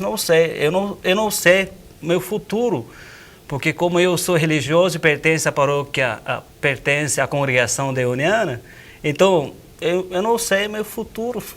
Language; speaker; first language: Portuguese; non-native, fluent; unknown